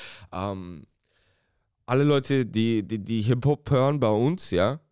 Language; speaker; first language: German; early bilingual, other home language; Romanian